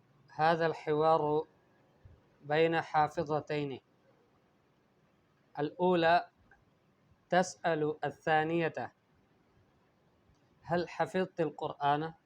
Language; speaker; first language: Arabic; non-native, fluent; Urdu